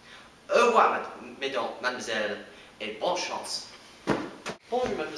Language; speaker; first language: French; non-native, learner; English